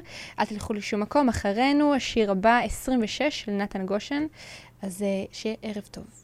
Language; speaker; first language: Hebrew; native; Hebrew